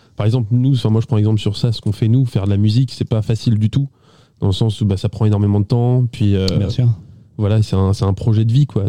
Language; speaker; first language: French; early bilingual, other home language; Italian